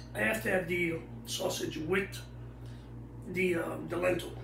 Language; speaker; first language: English; non-native, fluent; Italian